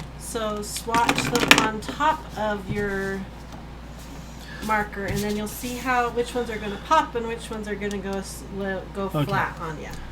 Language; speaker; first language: English; native; English